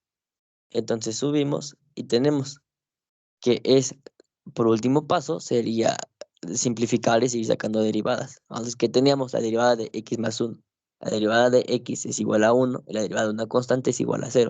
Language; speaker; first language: Spanish; native; Spanish